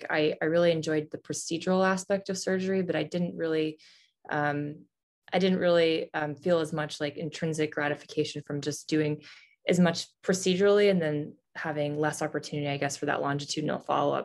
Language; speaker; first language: English; native; English